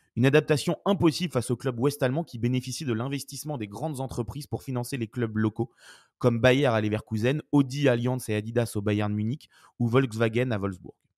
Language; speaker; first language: French; native; French